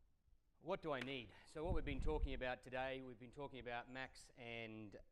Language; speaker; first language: English; native; English